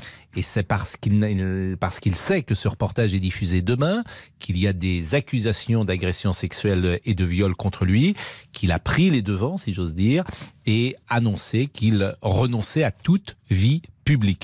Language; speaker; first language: French; native; French